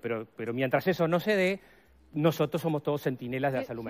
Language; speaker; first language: Spanish; native; Spanish